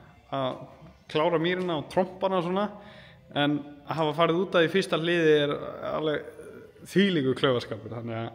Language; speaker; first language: Icelandic; native; Icelandic